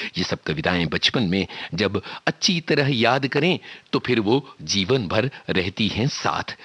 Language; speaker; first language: Hindi; native; Hindi